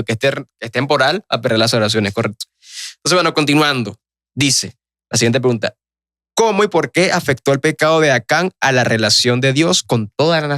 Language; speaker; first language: Spanish; native; Spanish